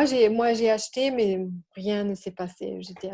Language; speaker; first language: French; non-native, learner; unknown